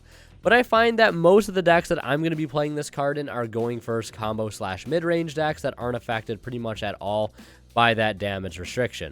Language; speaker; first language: English; native; English